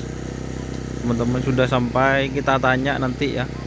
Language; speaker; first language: Indonesian; non-native, local second language; Madurese